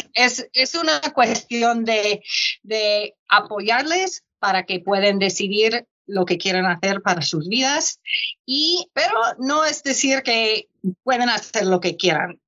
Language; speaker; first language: Spanish; non-native, fluent; English